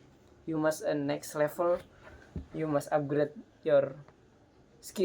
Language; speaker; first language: English; non-native, learner; Indonesian